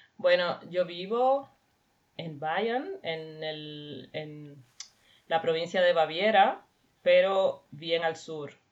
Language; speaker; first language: Spanish; native; Spanish